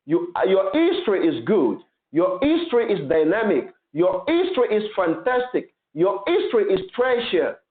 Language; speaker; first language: English; non-native, local second language; Yoruba